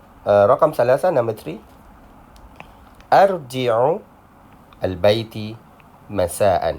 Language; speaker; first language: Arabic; non-native, fluent; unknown